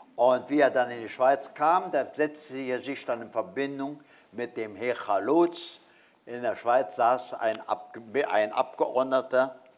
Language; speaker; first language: German; native; German